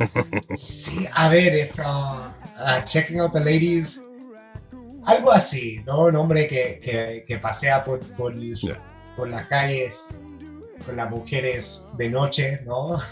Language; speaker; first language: Spanish; non-native, fluent; English